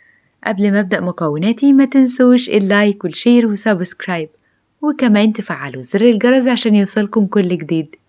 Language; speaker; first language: Arabic; native; Arabic